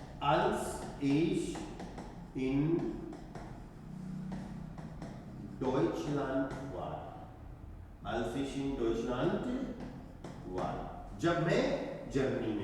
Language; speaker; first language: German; non-native, fluent; Hindi